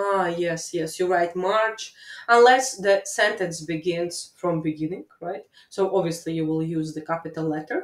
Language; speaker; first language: English; non-native, fluent; Latvian